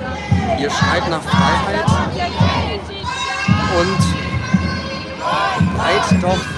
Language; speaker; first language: German; native; German